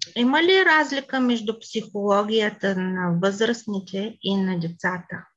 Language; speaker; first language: Bulgarian; native; Bulgarian